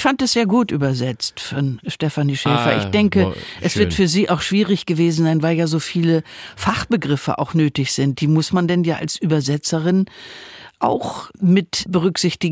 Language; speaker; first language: German; native; German